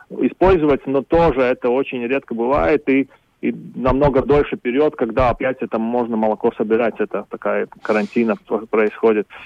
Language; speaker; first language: Russian; non-native, local second language; Latvian